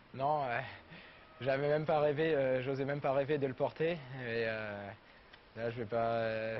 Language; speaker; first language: French; native; French